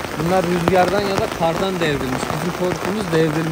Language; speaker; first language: Turkish; native; Turkish